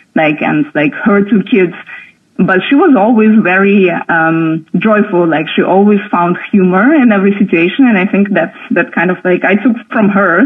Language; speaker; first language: English; non-native, fluent; Russian